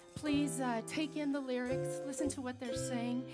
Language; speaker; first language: English; native; English